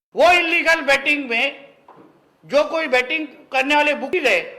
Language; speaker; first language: Hindi; non-native, local second language; Marathi